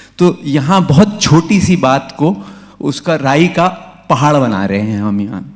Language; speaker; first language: Urdu; native; Urdu